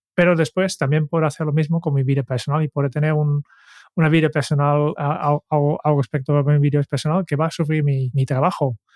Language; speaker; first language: Spanish; non-native, fluent; Dutch